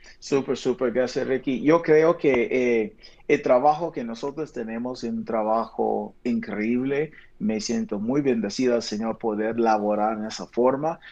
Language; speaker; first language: Spanish; non-native, fluent; English